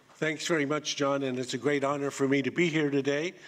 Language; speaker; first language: English; native; English